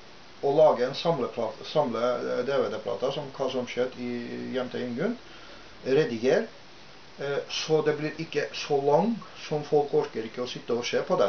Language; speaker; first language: Norwegian; non-native, fluent; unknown